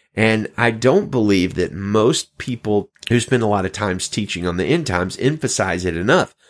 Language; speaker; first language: English; native; English